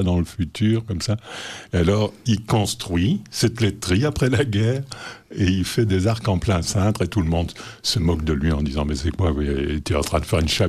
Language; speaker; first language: French; native; French